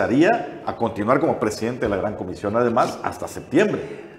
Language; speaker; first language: Spanish; native; Spanish